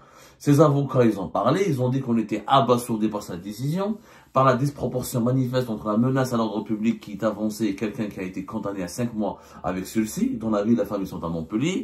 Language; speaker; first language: French; non-native, local second language; Arabic